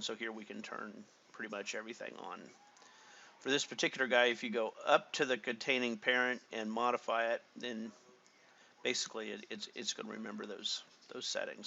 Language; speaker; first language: English; native; English